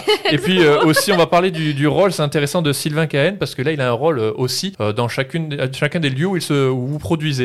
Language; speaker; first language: French; native; French